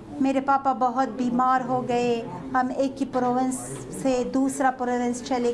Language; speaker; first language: Hindi; non-native, fluent; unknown